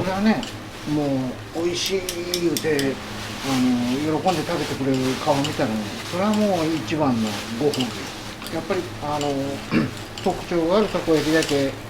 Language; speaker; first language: Japanese; native; Japanese